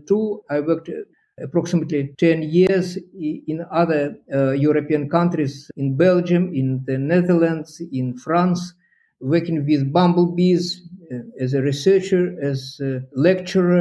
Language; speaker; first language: English; non-native, fluent; Russian